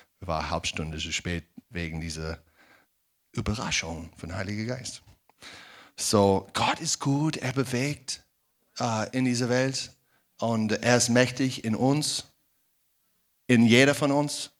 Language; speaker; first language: German; non-native, fluent; English